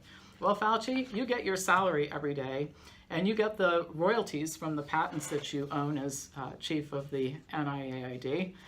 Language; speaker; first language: English; native; English